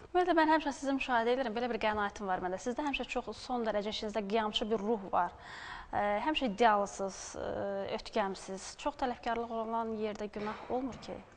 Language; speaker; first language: Azerbaijani; native; Azerbaijani